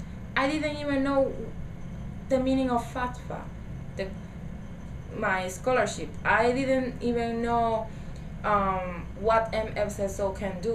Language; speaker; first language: English; non-native, learner; Spanish